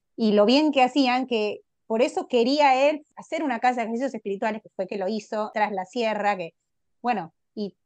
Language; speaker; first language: Spanish; native; Spanish